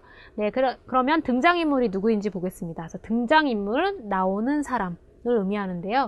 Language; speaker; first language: Korean; native; Korean